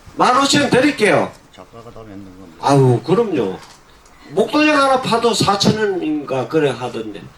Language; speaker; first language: Korean; native; Korean